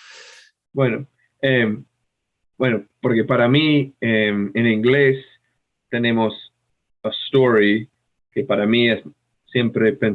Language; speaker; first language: Spanish; non-native, fluent; English